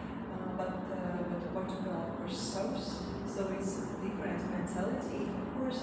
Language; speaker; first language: English; non-native, fluent; Latvian